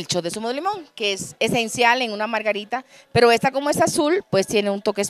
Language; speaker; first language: Spanish; native; Spanish